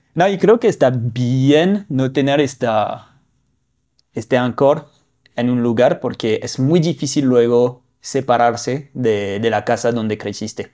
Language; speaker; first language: Spanish; non-native, fluent; French